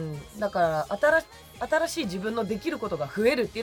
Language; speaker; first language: Japanese; native; Japanese